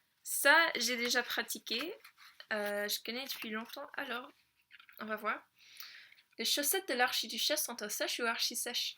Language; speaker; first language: French; non-native, fluent; English